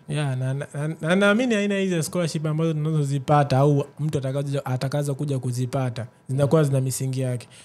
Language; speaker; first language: Swahili; native; Swahili